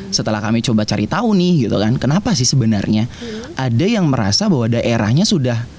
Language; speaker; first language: Indonesian; non-native, local second language; Javanese